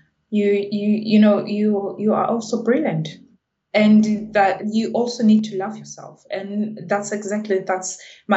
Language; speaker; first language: English; non-native, local second language; Zulu